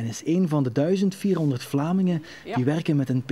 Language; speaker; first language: Dutch; native; Dutch